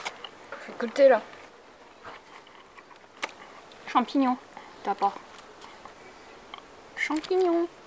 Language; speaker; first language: French; non-native, fluent; Chinese